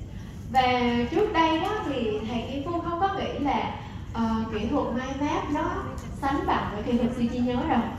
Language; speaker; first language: Vietnamese; native; Vietnamese